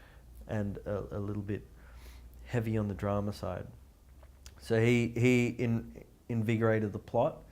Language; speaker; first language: English; native; English